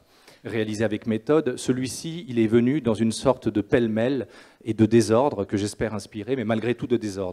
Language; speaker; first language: French; native; French